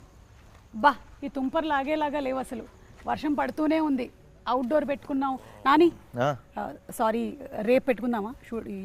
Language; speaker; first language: Telugu; native; Telugu